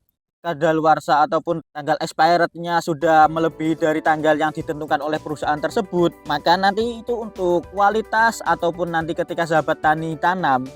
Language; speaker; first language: Indonesian; native; Indonesian